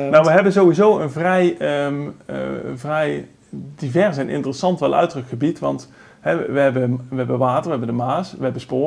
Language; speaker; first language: Dutch; native; Dutch